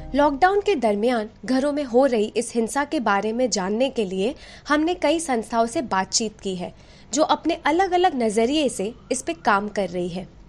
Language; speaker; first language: Hindi; native; Hindi